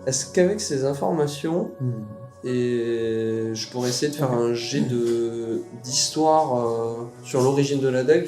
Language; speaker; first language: French; native; French